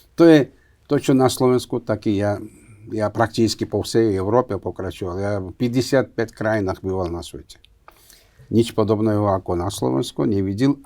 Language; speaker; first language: Slovak; non-native, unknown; Georgian